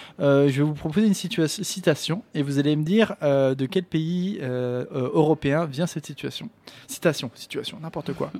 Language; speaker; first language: French; native; French